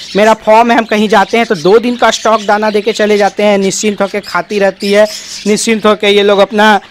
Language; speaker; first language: Hindi; native; Hindi